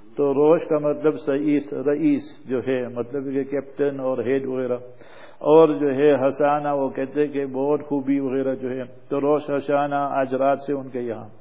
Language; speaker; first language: Urdu; non-native, fluent; English